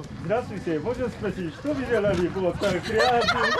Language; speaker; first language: Russian; non-native, learner; Korean